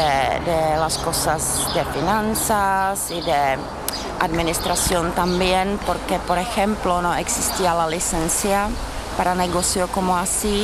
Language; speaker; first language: Spanish; non-native, learner; Czech